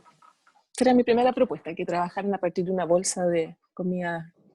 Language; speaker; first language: Spanish; native; Spanish